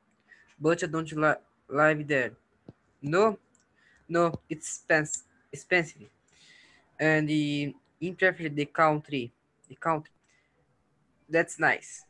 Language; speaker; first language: English; non-native, learner; Portuguese